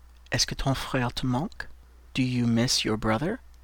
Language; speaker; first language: French; non-native, fluent; English